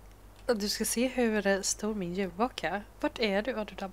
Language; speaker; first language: Swedish; native; Swedish